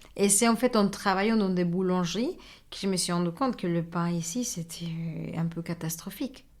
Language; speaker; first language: French; non-native, fluent; Spanish